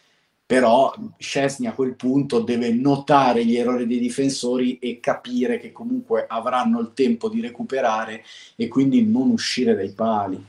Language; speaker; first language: Italian; native; Italian